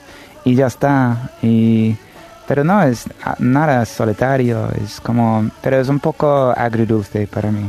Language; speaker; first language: Spanish; non-native, fluent; English